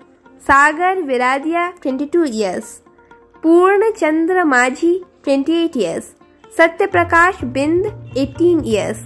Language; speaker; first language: English; non-native, local second language; Hindi